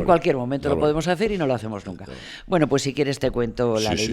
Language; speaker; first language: Spanish; native; Spanish